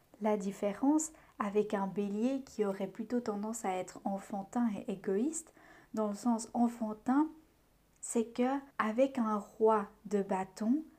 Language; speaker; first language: French; native; French